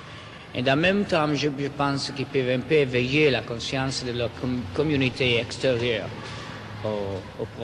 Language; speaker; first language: French; non-native, fluent; Italian